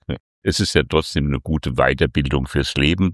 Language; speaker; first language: German; native; German